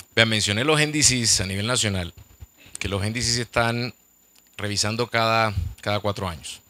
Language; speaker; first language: Spanish; native; Spanish